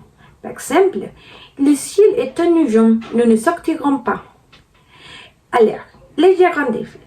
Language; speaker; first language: French; non-native, learner; Spanish